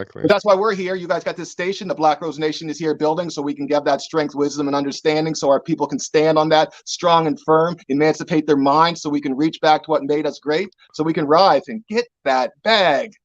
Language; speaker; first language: English; native; English